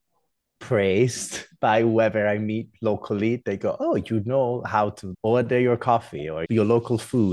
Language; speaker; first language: English; non-native, fluent; Italian